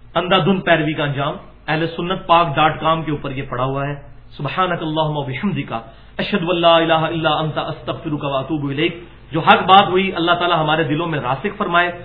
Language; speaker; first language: Urdu; non-native, local second language; Punjabi